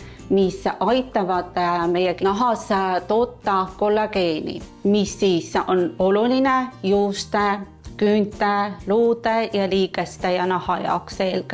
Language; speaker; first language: Estonian; native; Estonian